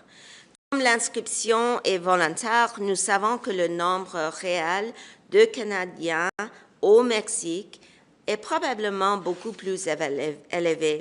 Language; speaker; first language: French; non-native, fluent; English